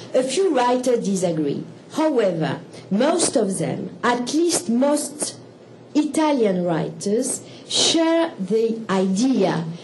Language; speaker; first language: English; non-native, fluent; French